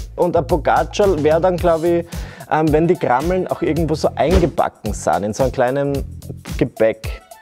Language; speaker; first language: German; native; German